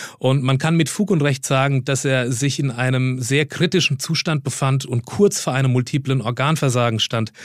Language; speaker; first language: German; native; German